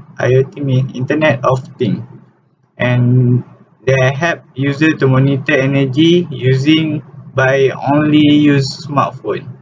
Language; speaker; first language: English; non-native, learner; Malay